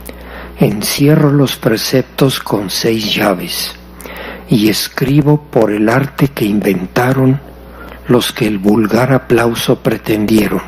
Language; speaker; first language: Spanish; native; Spanish